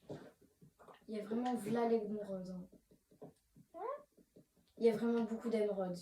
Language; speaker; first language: French; native; French